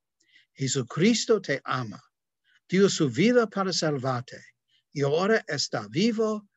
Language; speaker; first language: Spanish; non-native, fluent; English